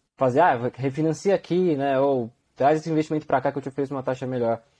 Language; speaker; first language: Portuguese; native; Portuguese